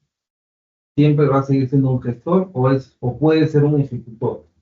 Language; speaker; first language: Spanish; native; Spanish